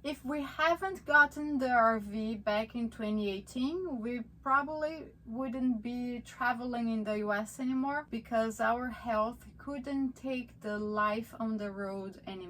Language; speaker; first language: English; non-native, fluent; Portuguese